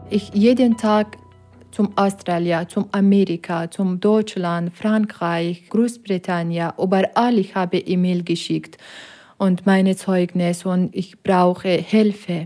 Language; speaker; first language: German; non-native, learner; Persian